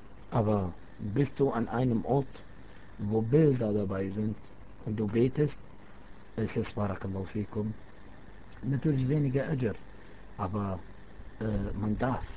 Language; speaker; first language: German; non-native, fluent; Arabic